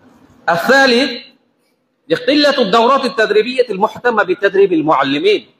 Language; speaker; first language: Arabic; non-native, fluent; Bangla